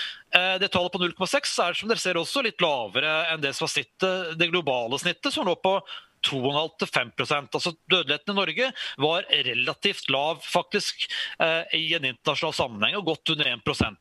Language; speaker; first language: Norwegian; native; Norwegian